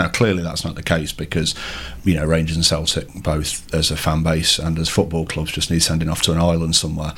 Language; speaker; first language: English; native; English